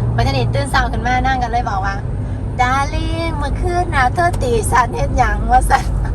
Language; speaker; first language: Thai; native; Thai